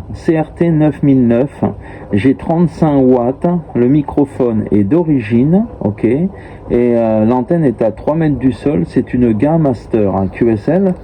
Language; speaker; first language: French; native; French